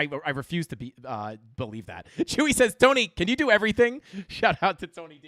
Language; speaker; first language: English; native; English